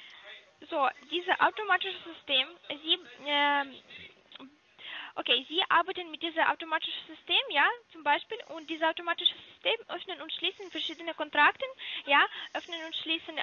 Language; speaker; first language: German; non-native, learner; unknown